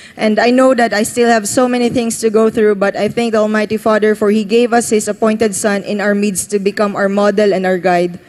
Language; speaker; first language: English; non-native, local second language; Filipino